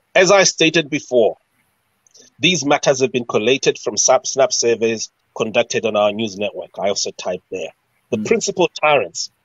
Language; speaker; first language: English; non-native, local second language; Shona